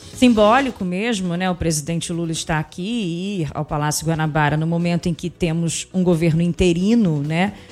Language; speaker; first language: Portuguese; native; Portuguese